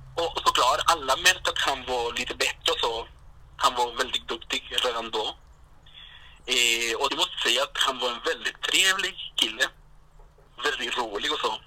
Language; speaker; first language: Swedish; non-native, fluent; Spanish